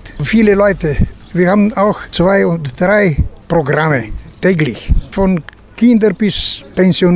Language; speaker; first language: German; non-native, learner; Romanian